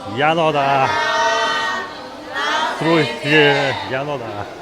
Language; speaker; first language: Russian; native; Russian